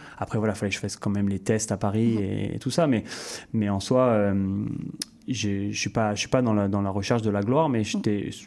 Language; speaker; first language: French; native; French